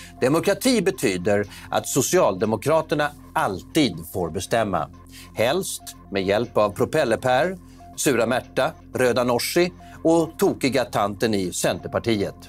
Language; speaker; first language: Swedish; native; Swedish